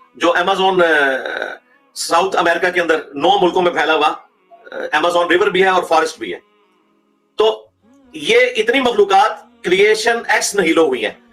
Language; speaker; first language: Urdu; native; Urdu